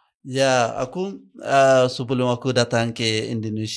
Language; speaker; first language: Indonesian; non-native, learner; Arabic